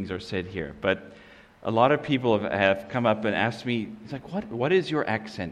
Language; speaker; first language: English; non-native, local second language; Afrikaans